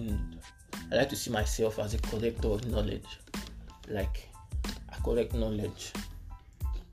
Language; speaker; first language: English; non-native, local second language; Yoruba